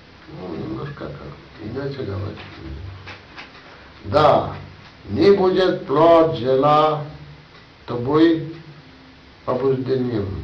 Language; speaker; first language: Russian; non-native, learner; Bangla